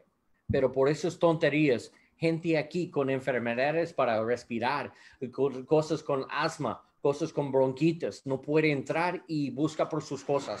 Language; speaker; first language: Spanish; non-native, learner; English